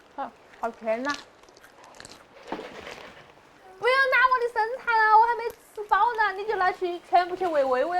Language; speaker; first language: Chinese; native; Chinese